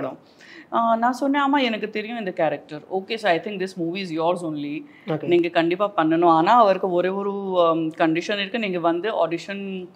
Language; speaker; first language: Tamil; non-native, learner; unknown